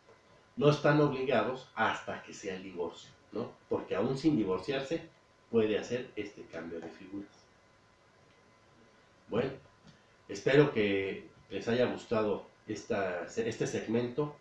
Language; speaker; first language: Spanish; native; Spanish